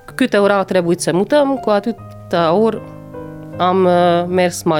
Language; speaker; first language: Romanian; non-native, local second language; Hungarian